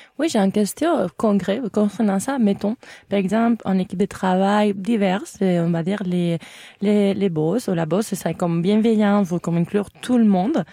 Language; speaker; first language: French; non-native, fluent; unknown